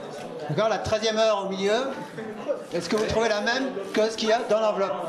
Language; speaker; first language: French; native; French